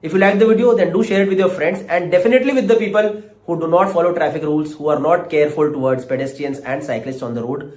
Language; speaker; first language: English; non-native, local second language; Hindi